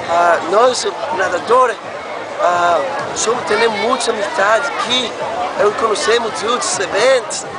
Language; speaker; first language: Portuguese; non-native, learner; Spanish